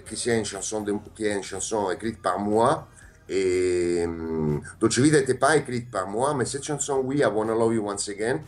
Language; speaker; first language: French; non-native, fluent; Italian